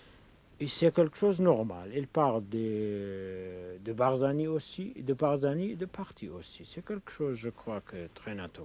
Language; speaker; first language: French; non-native, fluent; Kurdish